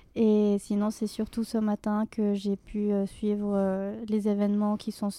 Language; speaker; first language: French; non-native, fluent; Spanish